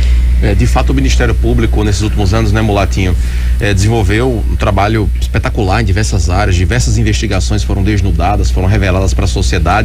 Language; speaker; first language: Portuguese; native; Portuguese